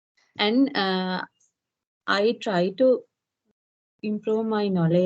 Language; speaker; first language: English; non-native, local second language; Sinhala